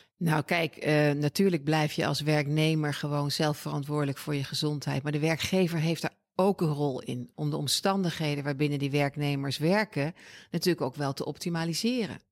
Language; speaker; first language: Dutch; native; Dutch